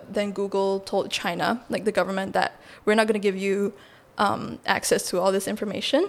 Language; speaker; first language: English; non-native, local second language; Chinese